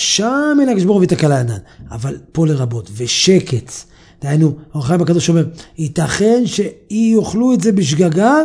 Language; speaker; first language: Hebrew; native; Hebrew